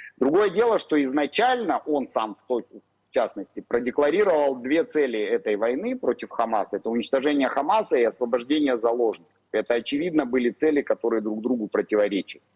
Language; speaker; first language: Russian; native; Russian